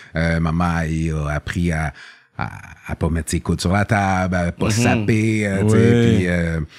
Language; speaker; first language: French; native; French